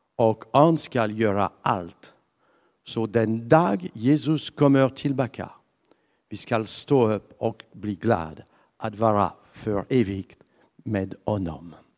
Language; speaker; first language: Swedish; non-native, fluent; French